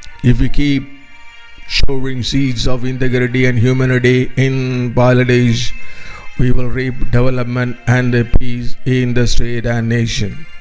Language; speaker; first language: English; non-native, local second language; Tamil